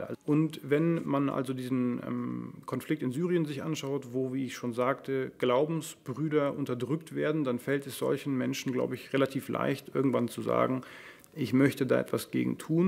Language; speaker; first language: German; native; German